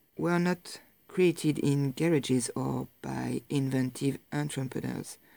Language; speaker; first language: English; non-native, fluent; French